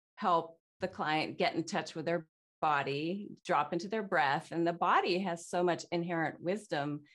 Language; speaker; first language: English; native; English